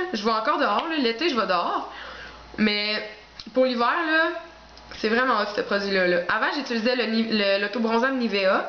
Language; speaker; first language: French; native; French